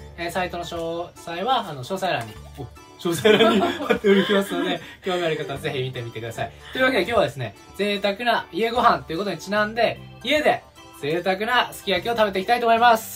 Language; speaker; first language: Japanese; native; Japanese